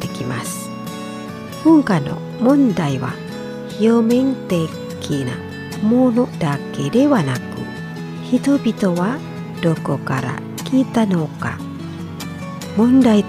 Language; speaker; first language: Japanese; non-native, fluent; Indonesian